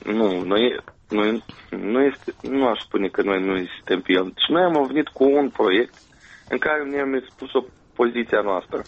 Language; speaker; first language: Romanian; native; Romanian